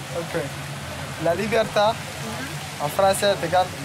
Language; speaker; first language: Italian; non-native, learner; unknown